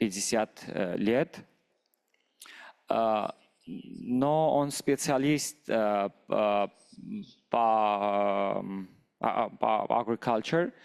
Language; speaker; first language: Russian; non-native, local second language; Armenian